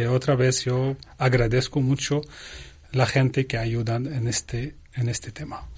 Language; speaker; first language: Spanish; non-native, learner; Arabic